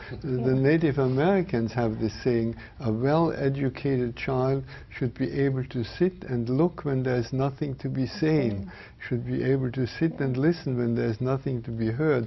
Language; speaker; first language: English; non-native, fluent; German